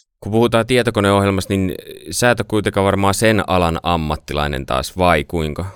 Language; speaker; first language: Finnish; native; Finnish